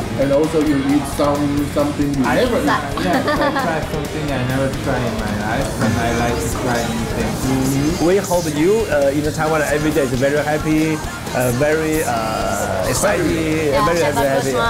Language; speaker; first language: English; non-native, learner; Chinese